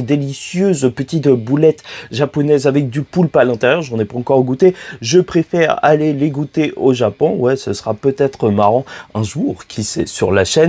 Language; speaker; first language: French; native; French